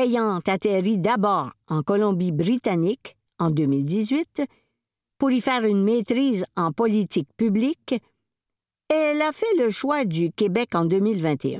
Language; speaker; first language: French; native; French